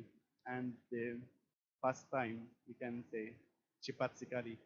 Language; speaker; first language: English; non-native, learner; Arabic